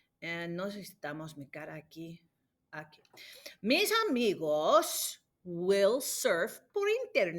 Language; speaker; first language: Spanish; non-native, fluent; English